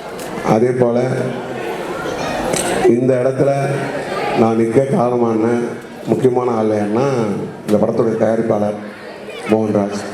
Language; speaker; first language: Tamil; native; Tamil